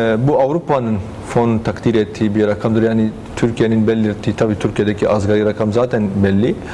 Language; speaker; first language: Turkish; non-native, fluent; Arabic